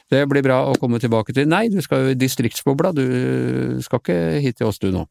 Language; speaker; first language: Norwegian; native; Norwegian